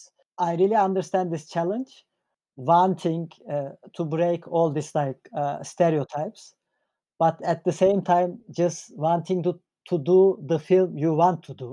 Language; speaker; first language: English; non-native, fluent; Turkish